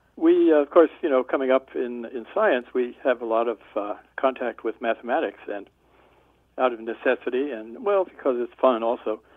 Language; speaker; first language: English; native; English